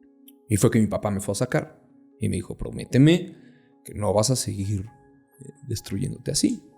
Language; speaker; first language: Spanish; native; Spanish